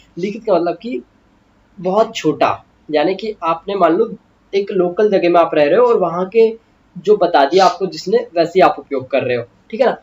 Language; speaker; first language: Hindi; native; Hindi